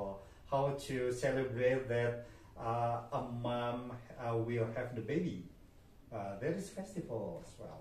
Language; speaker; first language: English; non-native, fluent; Indonesian